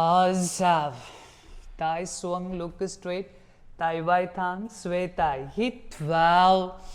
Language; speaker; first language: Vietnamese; non-native, learner; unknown